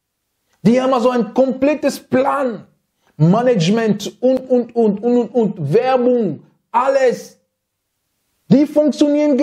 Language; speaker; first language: German; non-native, fluent; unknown